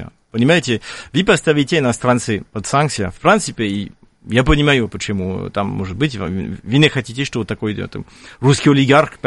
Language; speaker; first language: Russian; non-native, fluent; French